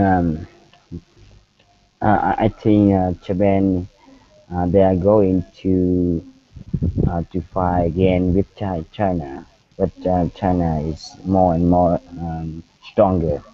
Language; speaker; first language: English; non-native, learner; Vietnamese